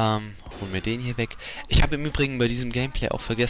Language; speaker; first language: German; native; German